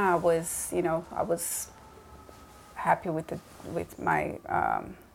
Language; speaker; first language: English; early bilingual, other home language; Portuguese